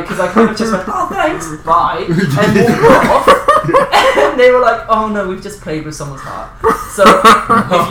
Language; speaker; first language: English; native; English